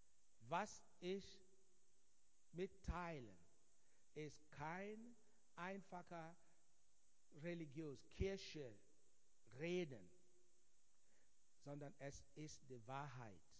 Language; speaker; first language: German; non-native, fluent; Igbo